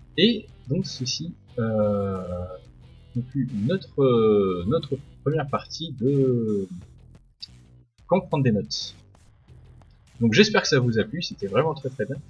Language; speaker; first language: French; native; French